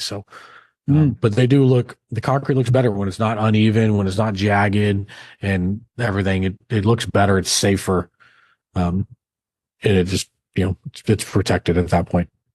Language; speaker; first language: English; native; English